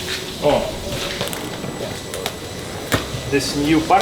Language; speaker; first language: English; non-native, learner; Russian